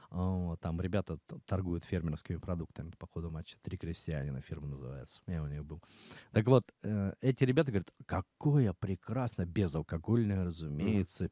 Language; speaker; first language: Russian; native; Russian